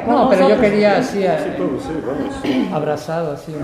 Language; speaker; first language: Portuguese; non-native, fluent; Spanish